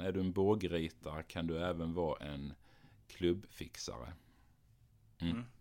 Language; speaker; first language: Swedish; native; Swedish